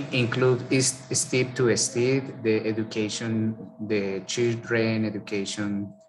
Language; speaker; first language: English; non-native, learner; Spanish